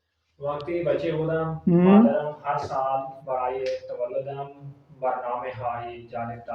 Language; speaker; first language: Persian; non-native, learner; Urdu